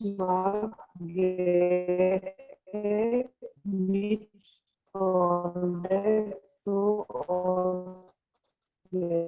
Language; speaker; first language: German; non-native, learner; Malayalam